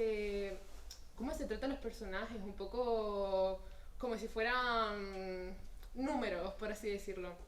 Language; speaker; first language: Spanish; native; Spanish